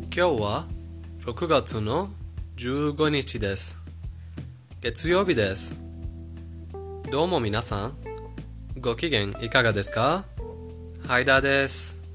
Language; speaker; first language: Japanese; non-native, learner; Persian